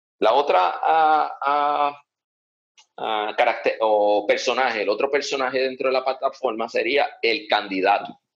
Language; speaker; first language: Spanish; early bilingual, heritage; Spanish